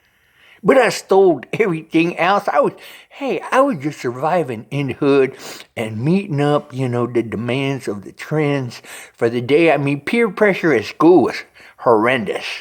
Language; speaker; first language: English; native; English